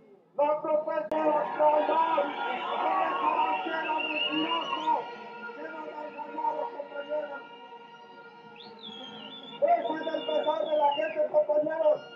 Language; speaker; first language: Spanish; native; Spanish